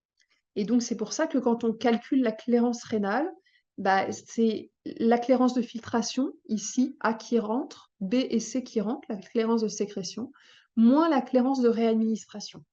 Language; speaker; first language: French; native; French